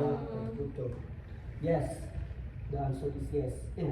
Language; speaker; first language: English; non-native, learner; Indonesian